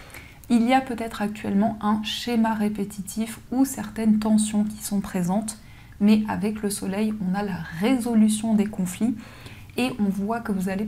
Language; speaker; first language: French; native; French